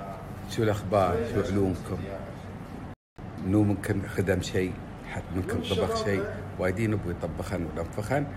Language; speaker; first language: Arabic; native; Arabic